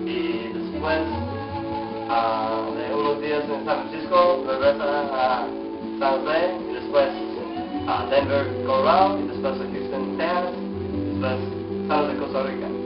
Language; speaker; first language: Spanish; non-native, learner; English